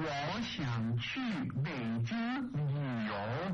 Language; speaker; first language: Chinese; non-native, learner; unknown